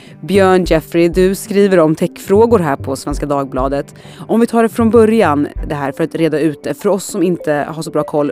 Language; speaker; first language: Swedish; native; Swedish